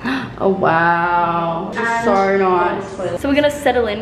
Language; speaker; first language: English; native; English